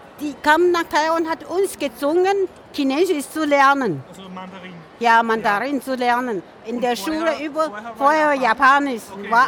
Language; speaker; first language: German; non-native, learner; Min Nan Chinese